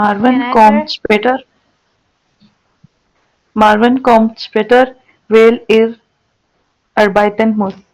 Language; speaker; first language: German; non-native, learner; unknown